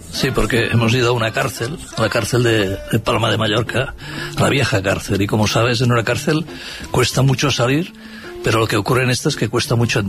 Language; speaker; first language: Spanish; native; Spanish